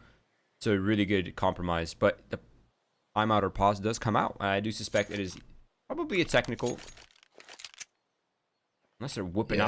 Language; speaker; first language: English; native; English